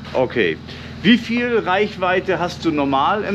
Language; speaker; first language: German; native; German